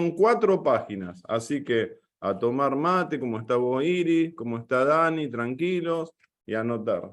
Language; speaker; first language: Spanish; native; Spanish